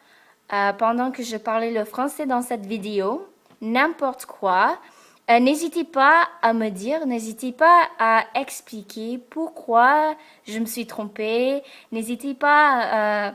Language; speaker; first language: French; non-native, fluent; English